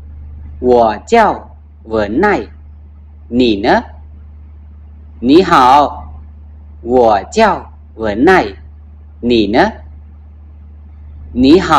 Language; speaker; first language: Chinese; non-native, fluent; Khmer